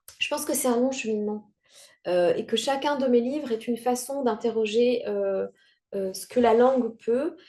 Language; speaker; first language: French; non-native, local second language; Kinyarwanda